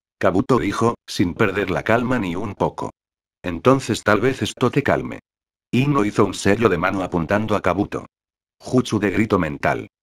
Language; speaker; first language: Spanish; native; Spanish